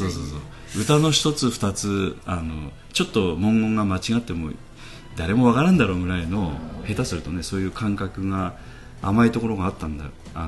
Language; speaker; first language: Japanese; native; Japanese